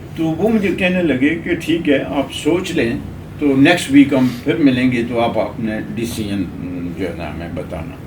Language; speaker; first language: Urdu; non-native, local second language; Pahari-Potwari